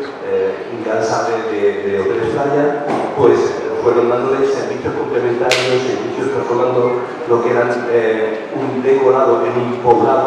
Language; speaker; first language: Spanish; native; Spanish